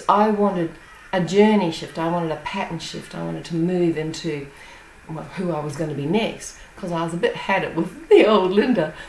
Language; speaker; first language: English; native; English